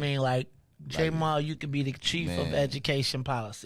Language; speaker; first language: English; native; English